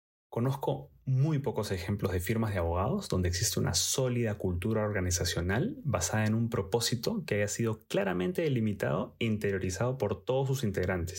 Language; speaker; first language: Spanish; native; Spanish